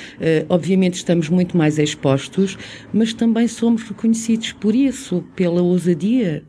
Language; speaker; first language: Portuguese; native; Portuguese